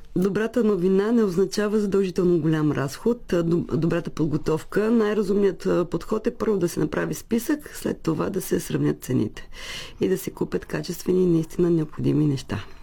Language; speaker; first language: Bulgarian; native; Bulgarian